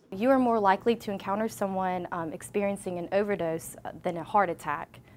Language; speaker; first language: English; native; English